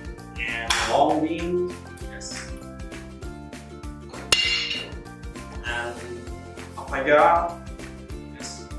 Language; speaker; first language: English; non-native, learner; Khmer